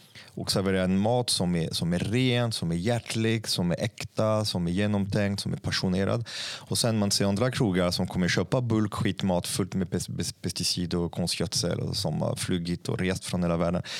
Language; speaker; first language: Swedish; non-native, fluent; French